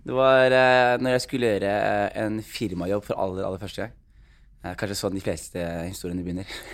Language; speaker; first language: Norwegian; early bilingual, other home language; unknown